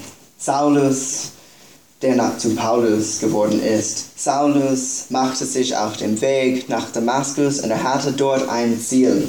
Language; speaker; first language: German; non-native, fluent; English